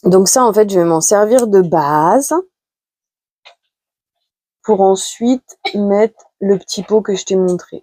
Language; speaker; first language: French; native; French